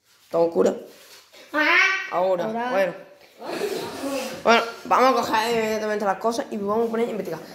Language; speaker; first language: Spanish; native; Spanish